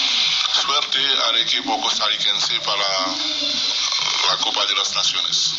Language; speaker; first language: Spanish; non-native, fluent; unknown